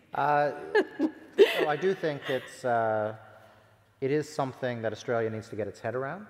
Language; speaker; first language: English; native; English